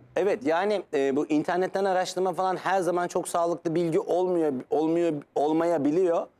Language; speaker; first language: Turkish; native; Turkish